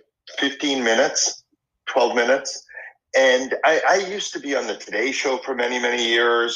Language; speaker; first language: English; early bilingual, other home language; Spanish